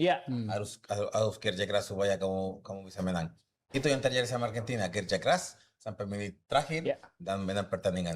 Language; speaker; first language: Indonesian; non-native, fluent; Spanish